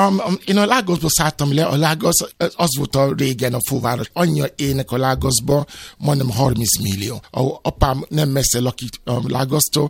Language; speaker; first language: Hungarian; non-native, fluent; Yoruba